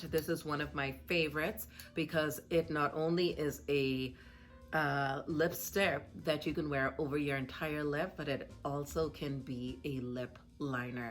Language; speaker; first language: English; native; English